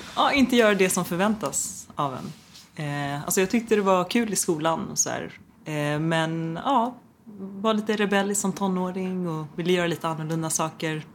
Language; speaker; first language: Swedish; early bilingual, other home language; Persian